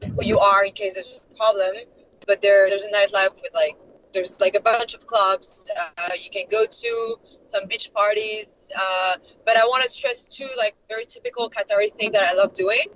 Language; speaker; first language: English; non-native, fluent; French